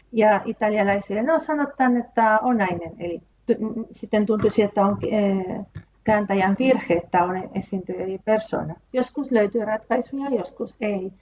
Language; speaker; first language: Finnish; non-native, fluent; Spanish